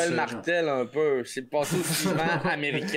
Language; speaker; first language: French; native; French